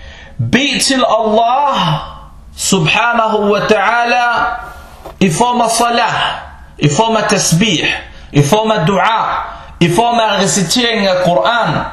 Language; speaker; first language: Danish; non-native, fluent; Arabic